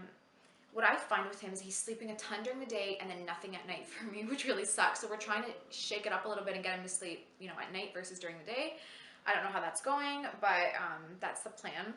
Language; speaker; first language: English; native; English